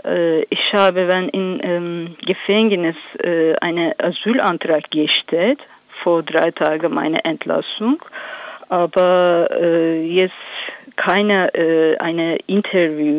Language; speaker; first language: German; non-native, learner; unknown